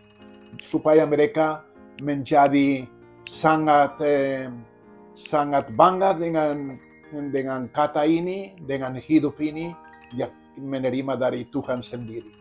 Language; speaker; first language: Indonesian; non-native, fluent; Spanish